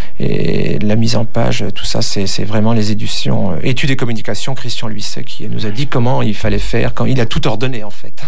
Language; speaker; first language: French; native; French